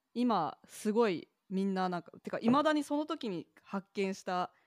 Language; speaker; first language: Japanese; early bilingual, other home language; English